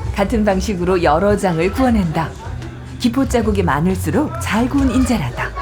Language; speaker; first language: Korean; native; Korean